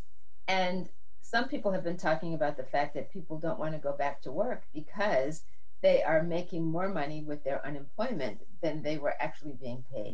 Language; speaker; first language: English; native; English